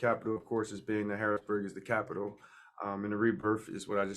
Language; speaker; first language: English; native; English